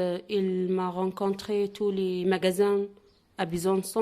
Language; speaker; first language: French; non-native, learner; Arabic